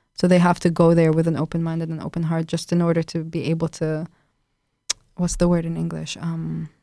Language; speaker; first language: English; non-native, fluent; Arabic